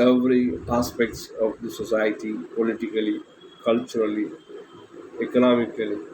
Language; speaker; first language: English; non-native, local second language; Tamil